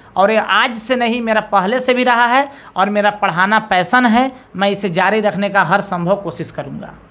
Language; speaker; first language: Hindi; native; Hindi